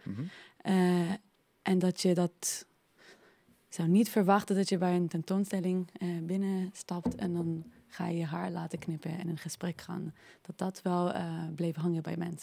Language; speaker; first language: Dutch; non-native, fluent; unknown